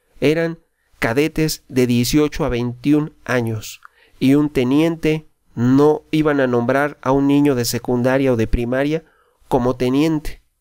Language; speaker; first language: Spanish; native; Spanish